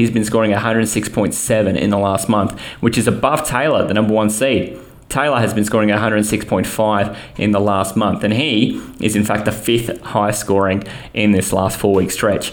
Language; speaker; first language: English; native; English